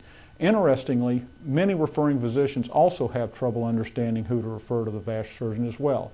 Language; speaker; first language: English; native; English